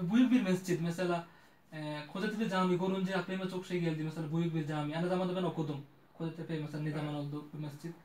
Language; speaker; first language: Turkish; non-native, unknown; Bangla